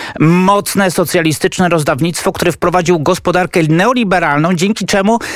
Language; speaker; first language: Polish; native; Polish